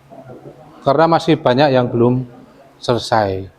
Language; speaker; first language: Indonesian; native; Indonesian